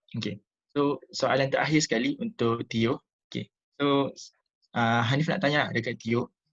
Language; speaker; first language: Malay; native; Malay